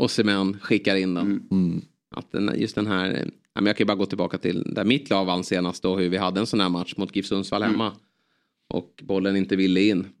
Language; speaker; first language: Swedish; native; Swedish